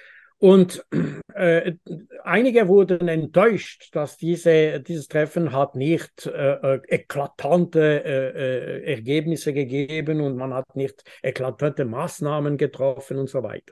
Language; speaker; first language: German; non-native, fluent; French